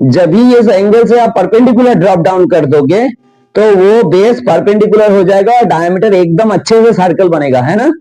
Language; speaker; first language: Hindi; non-native, local second language; Bangla